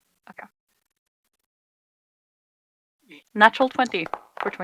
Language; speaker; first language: English; non-native, fluent; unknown